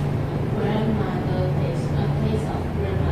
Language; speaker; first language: English; non-native, learner; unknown